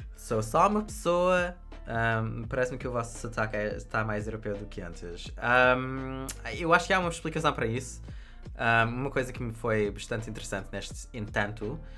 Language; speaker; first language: Portuguese; non-native, fluent; English